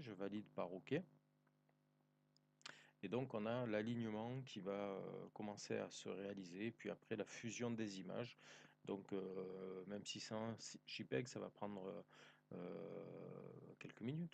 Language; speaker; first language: French; native; French